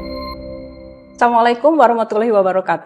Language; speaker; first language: Indonesian; native; Indonesian